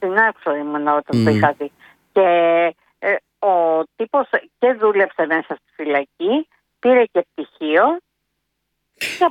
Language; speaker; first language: Greek; native; Greek